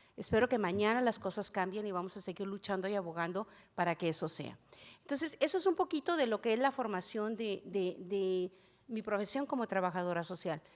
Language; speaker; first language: Spanish; native; Spanish